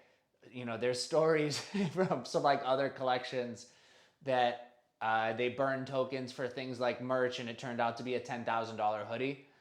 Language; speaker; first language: English; native; English